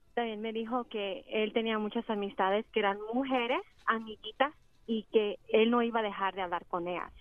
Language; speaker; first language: Spanish; early bilingual, heritage; Spanish